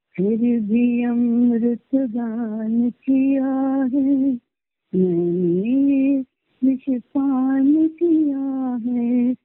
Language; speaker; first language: Hindi; non-native, local second language; Marathi